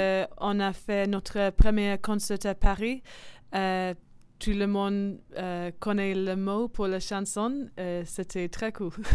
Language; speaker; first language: French; non-native, learner; English